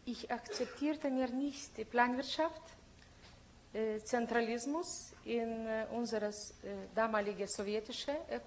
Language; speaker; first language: German; non-native, fluent; Lithuanian